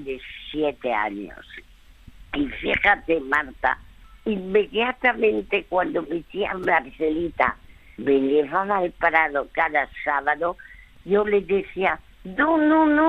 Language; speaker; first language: Spanish; early bilingual, other home language; French